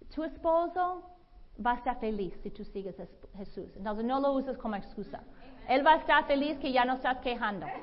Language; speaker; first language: Spanish; non-native, fluent; English